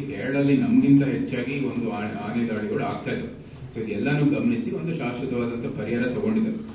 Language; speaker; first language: Kannada; native; Kannada